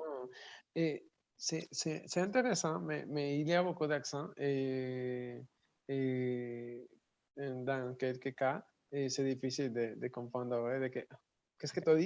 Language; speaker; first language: French; non-native, learner; Spanish